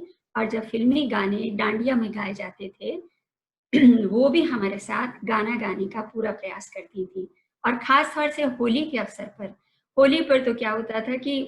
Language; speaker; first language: Hindi; native; Hindi